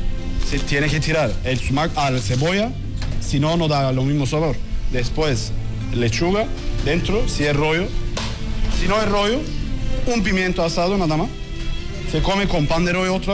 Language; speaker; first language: Spanish; non-native, learner; Turkish